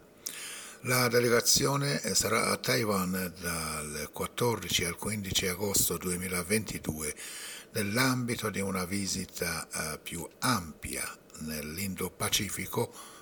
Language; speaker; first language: Italian; non-native, fluent; Persian